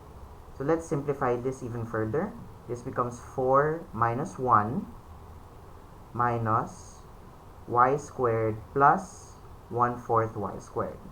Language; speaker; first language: English; non-native, local second language; Filipino